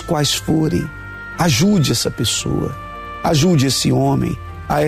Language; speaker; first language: Portuguese; native; Portuguese